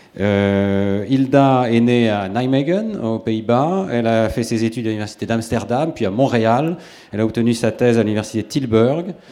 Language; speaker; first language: French; native; French